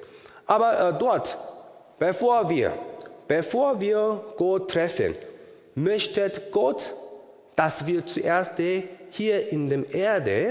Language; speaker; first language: German; non-native, learner; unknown